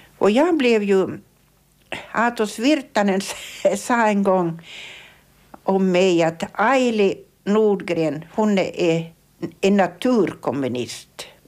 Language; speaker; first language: Swedish; native; Swedish